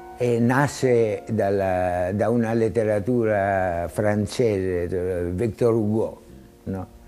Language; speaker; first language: Italian; non-native, fluent; Greek